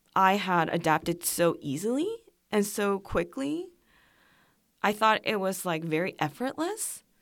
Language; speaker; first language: English; non-native, fluent; Korean